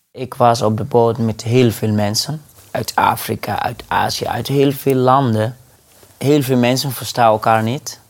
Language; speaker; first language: Dutch; non-native, fluent; Arabic